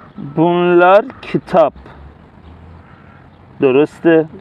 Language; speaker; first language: Turkish; non-native, learner; Persian